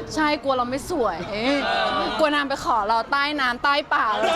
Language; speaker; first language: Thai; native; Thai